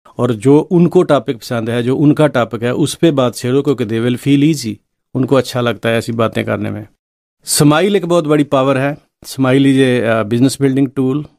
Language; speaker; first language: Hindi; non-native, local second language; Punjabi